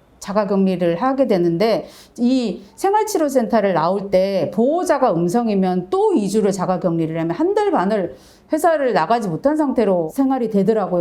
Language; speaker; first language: Korean; native; Korean